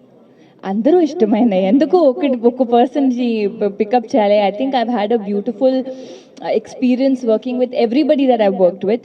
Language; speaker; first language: Telugu; non-native, fluent; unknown